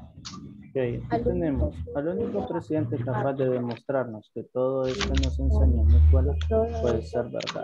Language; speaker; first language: Spanish; native; Spanish